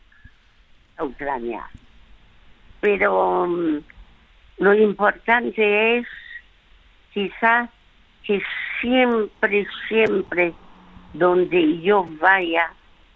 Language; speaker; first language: Spanish; early bilingual, other home language; French